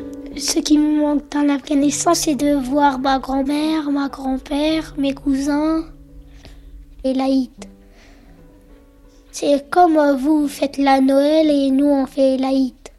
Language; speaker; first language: French; early bilingual, other home language; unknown